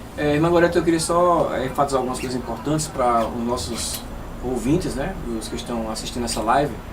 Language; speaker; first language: Portuguese; native; Portuguese